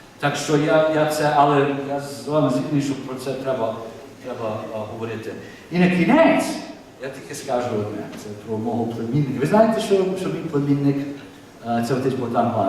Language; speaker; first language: Ukrainian; early bilingual, heritage; Ukrainian